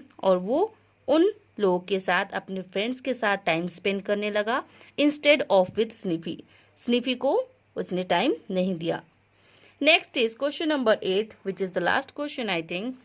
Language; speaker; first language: Hindi; native; Hindi